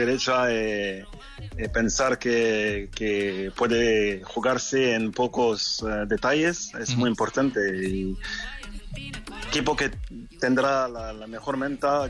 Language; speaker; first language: Spanish; non-native, fluent; French